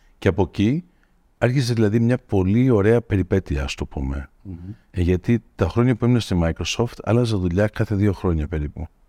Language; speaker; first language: Greek; early bilingual, heritage; Greek